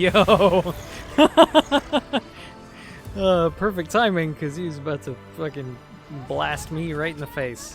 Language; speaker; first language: English; native; English